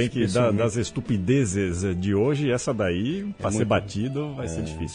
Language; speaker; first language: Portuguese; native; Portuguese